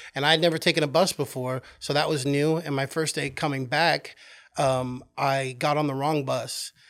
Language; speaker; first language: English; native; English